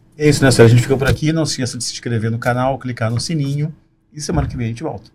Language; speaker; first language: Portuguese; native; Portuguese